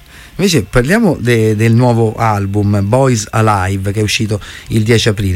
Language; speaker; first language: Italian; native; Italian